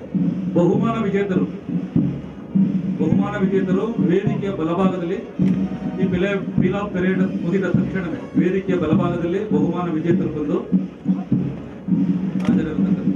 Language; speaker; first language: Kannada; native; Kannada